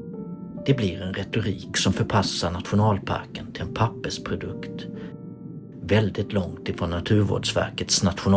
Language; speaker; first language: Swedish; native; Swedish